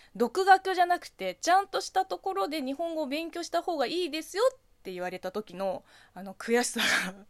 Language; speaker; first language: Japanese; non-native, fluent; Chinese